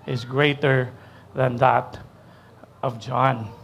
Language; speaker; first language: English; non-native, local second language; Filipino